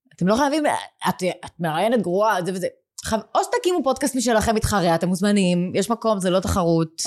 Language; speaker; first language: Hebrew; native; Hebrew